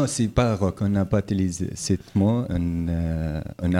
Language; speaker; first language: French; non-native, learner; Arabic